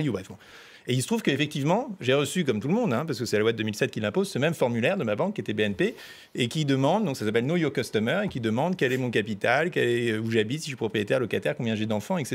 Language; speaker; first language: French; native; French